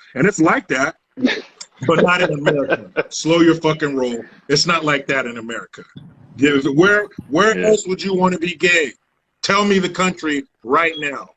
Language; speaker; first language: English; native; English